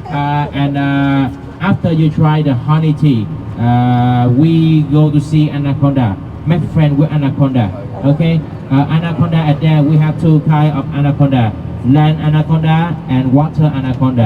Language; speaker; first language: English; non-native, learner; Vietnamese